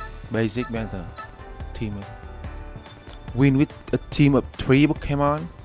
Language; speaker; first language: English; non-native, learner; Vietnamese